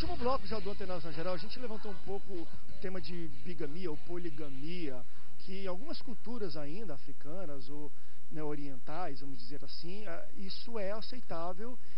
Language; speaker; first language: Portuguese; native; Portuguese